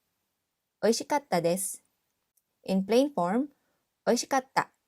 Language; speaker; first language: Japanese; non-native, fluent; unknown